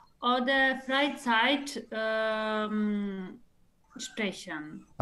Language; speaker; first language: German; non-native, learner; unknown